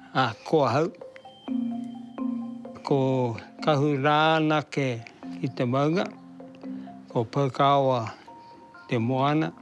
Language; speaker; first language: Māori; non-native, local second language; English